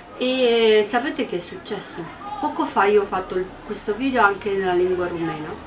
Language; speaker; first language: Italian; non-native, fluent; Romanian